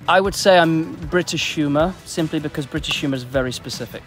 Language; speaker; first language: English; native; English